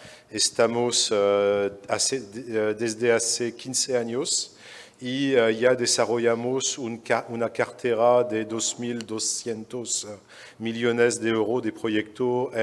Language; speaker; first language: Spanish; non-native, fluent; French